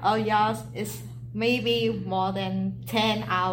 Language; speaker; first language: English; non-native, learner; Vietnamese